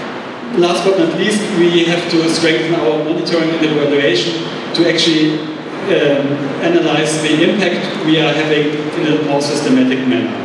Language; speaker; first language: English; non-native, fluent; German